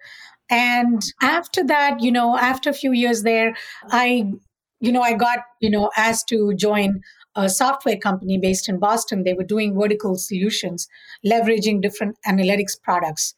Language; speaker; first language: English; non-native, local second language; Tamil